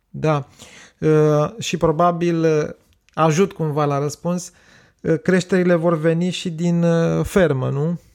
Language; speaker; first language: Romanian; native; Romanian